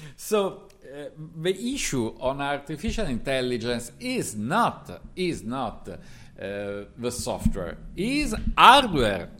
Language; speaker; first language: English; non-native, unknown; Italian